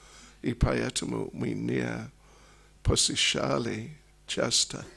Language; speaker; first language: Russian; non-native, learner; English